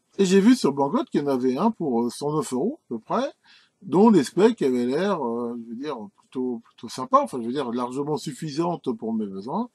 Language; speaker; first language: French; native; French